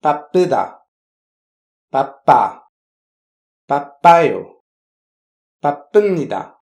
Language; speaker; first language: Korean; non-native, fluent; French